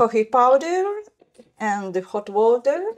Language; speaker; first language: English; non-native, learner; Japanese